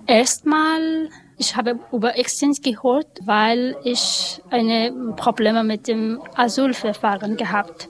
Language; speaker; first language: German; non-native, learner; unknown